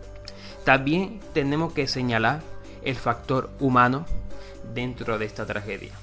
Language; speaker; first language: Spanish; native; Spanish